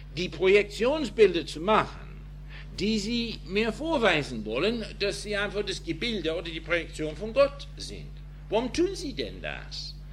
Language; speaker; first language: German; non-native, fluent; English